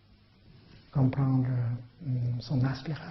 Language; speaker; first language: French; non-native, fluent; Vietnamese